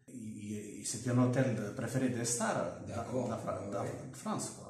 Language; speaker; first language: French; non-native, fluent; Portuguese